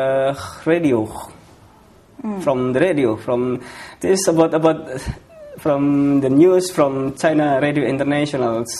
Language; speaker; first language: English; non-native, fluent; Indonesian